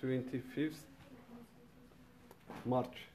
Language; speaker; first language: English; non-native, learner; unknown